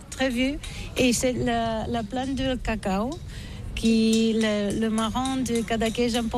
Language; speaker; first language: French; non-native, learner; Catalan